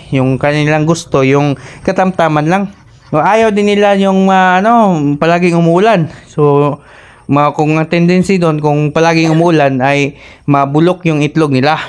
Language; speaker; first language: Filipino; non-native, local second language; Cebuano